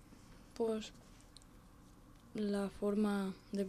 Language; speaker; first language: Catalan; non-native, local second language; Spanish